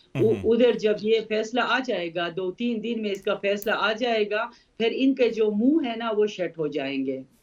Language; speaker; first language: Urdu; non-native, local second language; Khowar